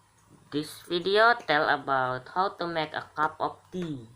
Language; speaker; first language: English; non-native, learner; Indonesian